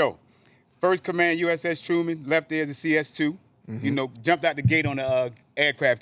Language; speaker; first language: English; native; English